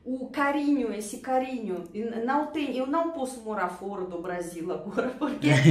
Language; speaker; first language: Portuguese; non-native, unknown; Russian